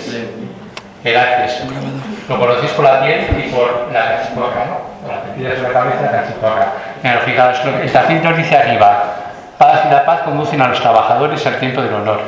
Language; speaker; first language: Spanish; native; Spanish